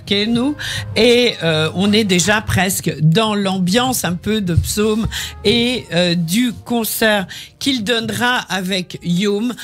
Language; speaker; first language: French; native; French